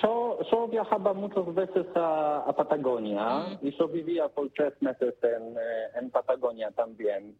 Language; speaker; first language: Spanish; non-native, learner; Polish